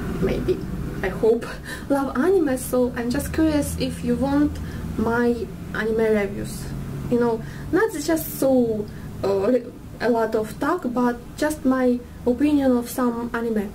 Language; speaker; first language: English; non-native, learner; Russian